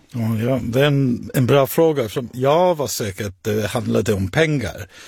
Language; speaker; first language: Swedish; non-native, fluent; Hebrew